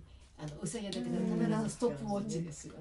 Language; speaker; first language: Japanese; native; Japanese